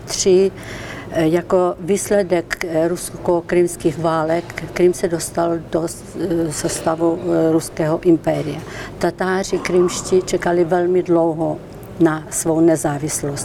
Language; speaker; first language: Czech; non-native, fluent; Ukrainian